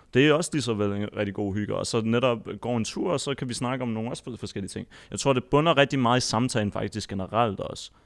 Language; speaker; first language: Danish; early bilingual, other home language; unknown